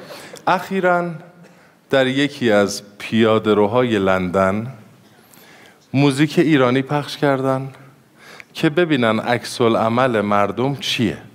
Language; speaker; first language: Persian; native; Persian